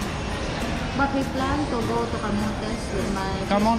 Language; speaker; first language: English; non-native, local second language; Cebuano